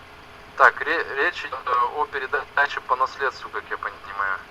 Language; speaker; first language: Russian; native; Russian